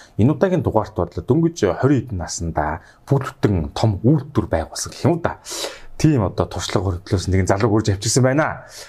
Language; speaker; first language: Mongolian; native; Mongolian